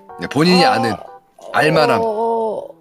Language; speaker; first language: Korean; native; Korean